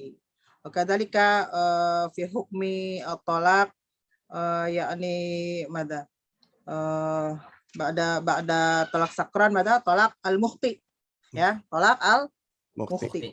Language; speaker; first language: Arabic; non-native, fluent; Indonesian